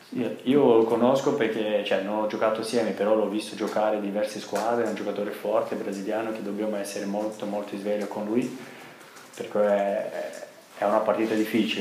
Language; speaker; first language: Italian; non-native, fluent; Portuguese